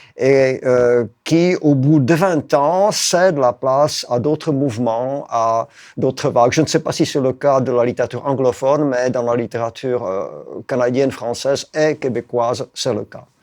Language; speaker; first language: French; non-native, fluent; Czech